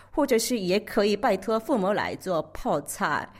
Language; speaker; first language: Chinese; non-native, fluent; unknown